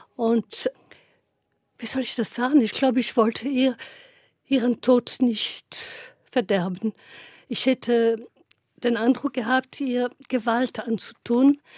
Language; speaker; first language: German; non-native, fluent; French